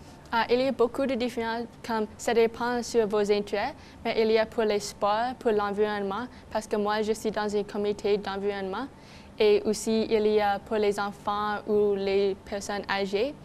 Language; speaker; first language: French; non-native, local second language; English